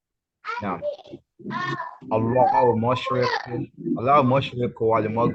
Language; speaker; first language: Arabic; non-native, learner; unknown